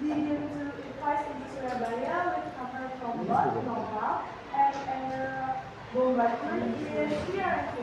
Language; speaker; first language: English; non-native, learner; Indonesian